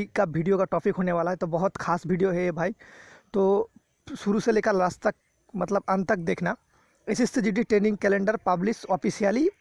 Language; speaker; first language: Hindi; non-native, local second language; Bangla